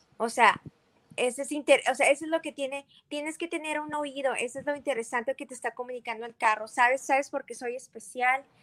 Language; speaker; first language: Spanish; early bilingual, heritage; Spanish